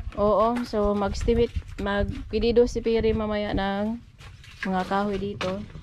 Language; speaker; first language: Filipino; non-native, local second language; Cebuano